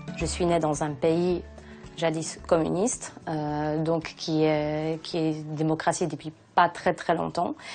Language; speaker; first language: French; non-native, fluent; Polish